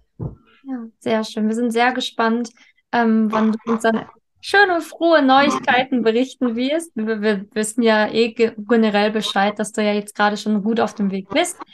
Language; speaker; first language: German; native; German